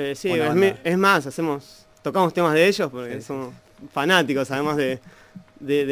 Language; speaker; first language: Spanish; native; Spanish